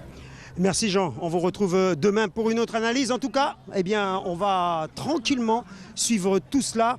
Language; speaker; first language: French; native; French